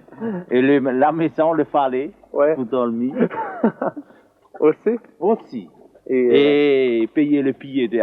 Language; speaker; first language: French; non-native, local second language; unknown